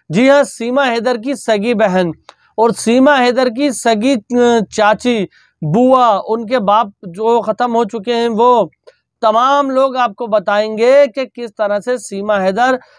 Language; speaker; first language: Hindi; native; Hindi